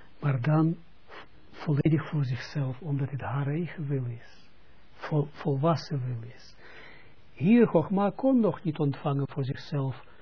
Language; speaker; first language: Dutch; non-native, fluent; Russian